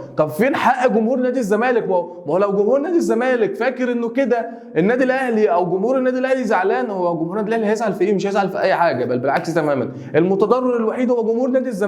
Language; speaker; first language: Arabic; native; Arabic